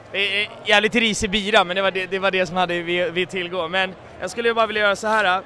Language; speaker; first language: Swedish; native; Swedish